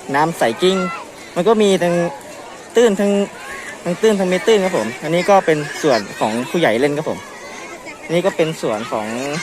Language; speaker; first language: Thai; native; Thai